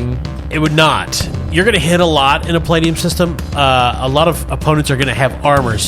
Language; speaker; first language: English; native; English